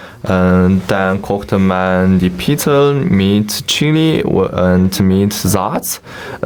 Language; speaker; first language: German; non-native, learner; Chinese